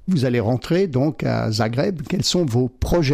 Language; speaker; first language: French; native; French